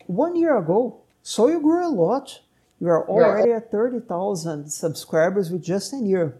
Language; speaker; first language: English; non-native, fluent; Portuguese